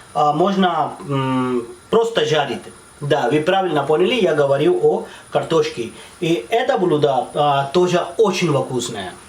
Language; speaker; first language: Russian; non-native, fluent; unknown